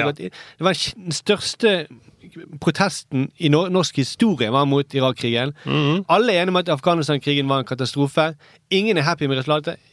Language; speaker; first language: Norwegian; native; Norwegian